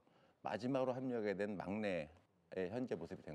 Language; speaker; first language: Korean; native; Korean